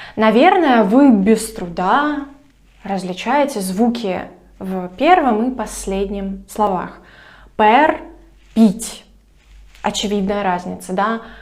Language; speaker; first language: Russian; native; Russian